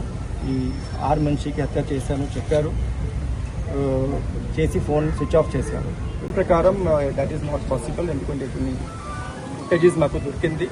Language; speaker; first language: Telugu; non-native, local second language; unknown